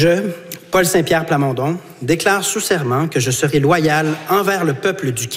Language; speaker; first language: French; native; French